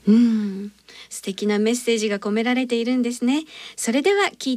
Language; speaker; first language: Japanese; native; Japanese